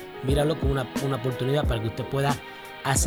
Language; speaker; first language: Spanish; early bilingual, heritage; Spanish